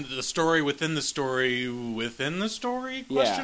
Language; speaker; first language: English; native; English